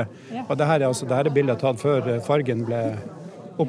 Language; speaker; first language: Norwegian; native; Norwegian